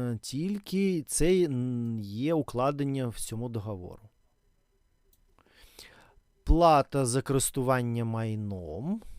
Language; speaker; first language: Ukrainian; non-native, learner; Russian